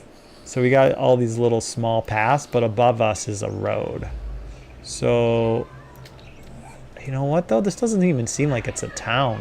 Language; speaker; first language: English; native; English